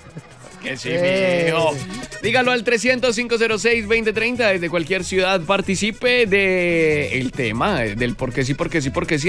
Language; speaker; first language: Spanish; native; Spanish